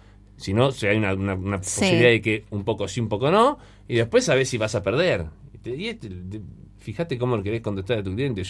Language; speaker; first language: Spanish; native; Spanish